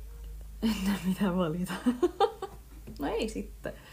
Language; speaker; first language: Finnish; early bilingual, heritage; Finnish